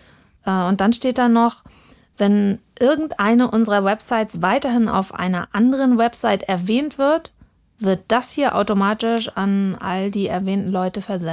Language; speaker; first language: German; native; German